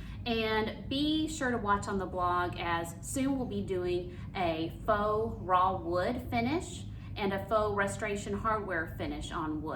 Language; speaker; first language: English; native; English